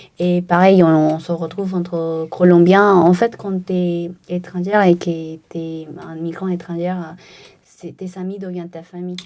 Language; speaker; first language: French; non-native, fluent; Spanish